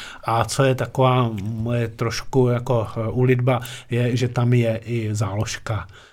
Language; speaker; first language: Czech; native; Czech